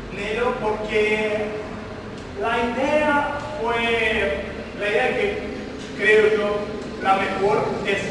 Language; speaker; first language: Spanish; non-native, learner; Portuguese